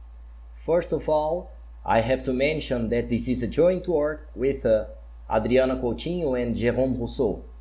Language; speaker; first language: English; non-native, fluent; Portuguese